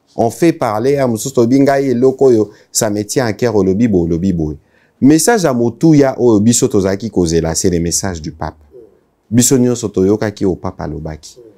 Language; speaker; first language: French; non-native, local second language; Lingala